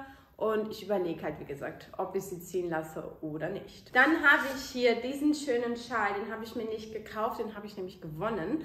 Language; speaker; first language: German; native; German